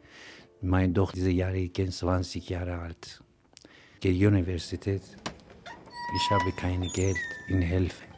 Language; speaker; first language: German; non-native, learner; Persian